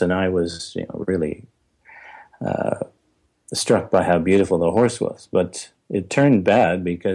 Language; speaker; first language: English; native; English